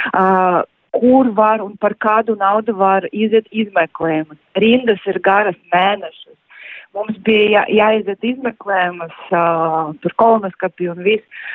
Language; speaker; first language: Latvian; non-native, local second language; Russian